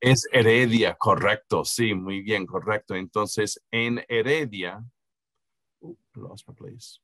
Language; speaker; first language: Spanish; non-native, fluent; English